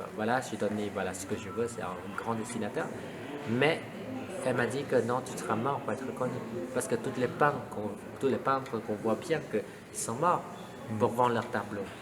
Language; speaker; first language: French; non-native, fluent; Lao